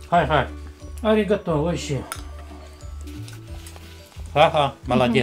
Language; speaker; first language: Japanese; non-native, learner; Russian